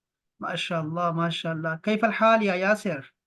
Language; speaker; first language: Arabic; non-native, fluent; Pashto